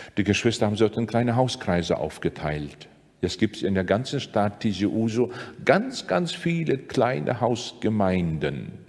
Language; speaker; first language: German; non-native, fluent; Latvian